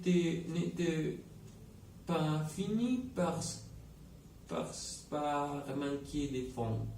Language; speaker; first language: French; non-native, learner; Spanish